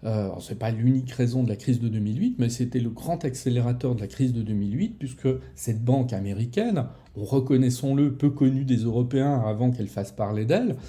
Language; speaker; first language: French; native; French